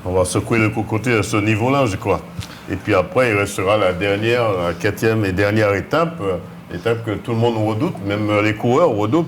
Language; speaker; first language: French; native; French